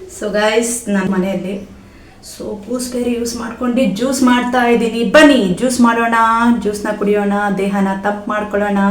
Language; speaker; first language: Kannada; non-native, local second language; Konkani